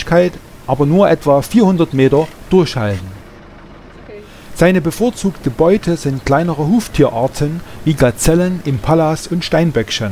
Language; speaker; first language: German; native; German